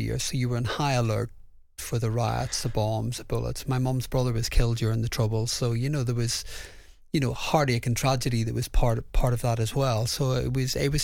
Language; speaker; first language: English; native; English